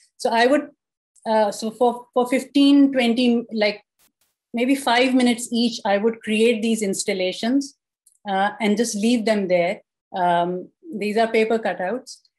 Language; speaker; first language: English; non-native, local second language; Urdu